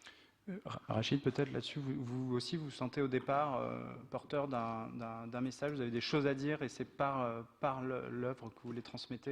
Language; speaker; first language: French; native; French